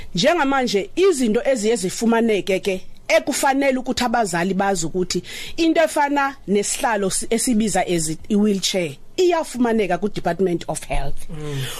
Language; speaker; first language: Zulu; non-native, local second language; Xhosa